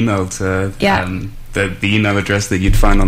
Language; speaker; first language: English; native; English